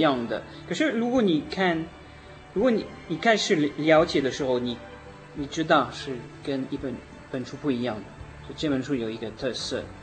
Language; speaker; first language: Chinese; non-native, learner; French